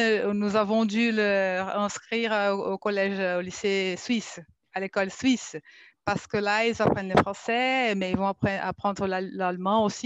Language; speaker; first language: French; non-native, fluent; Portuguese